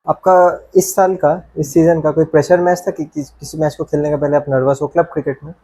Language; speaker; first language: Hindi; non-native, local second language; Bangla